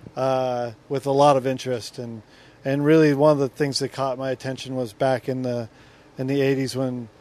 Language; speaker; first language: English; native; English